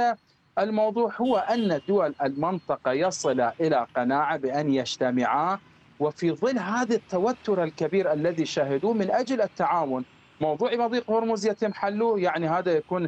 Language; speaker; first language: Arabic; non-native, fluent; Persian